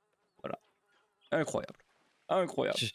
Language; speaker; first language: French; native; French